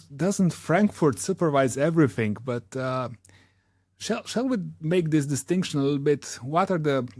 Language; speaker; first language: English; non-native, fluent; Slovenian